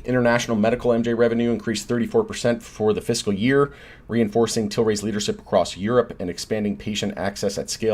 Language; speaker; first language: English; native; English